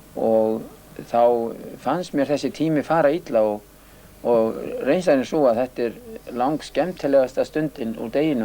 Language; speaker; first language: Icelandic; native; Icelandic